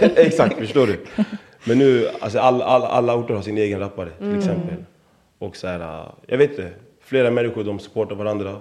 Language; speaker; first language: Swedish; early bilingual, other home language; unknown